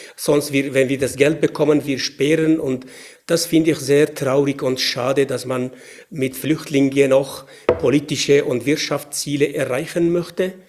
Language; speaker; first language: German; non-native, fluent; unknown